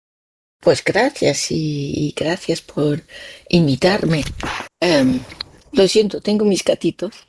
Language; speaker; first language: Spanish; non-native, learner; Danish